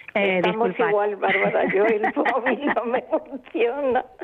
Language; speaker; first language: Spanish; native; Spanish